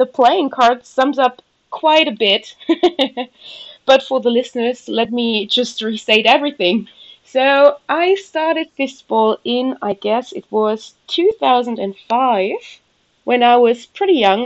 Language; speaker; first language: English; non-native, fluent; German